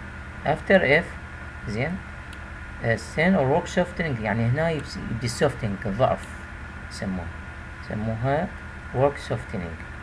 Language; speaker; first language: Arabic; native; Arabic